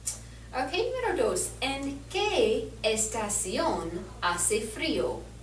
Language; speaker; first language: Spanish; non-native, learner; English